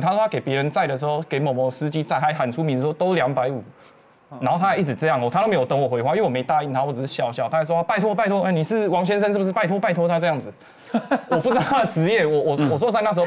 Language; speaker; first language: Chinese; native; Chinese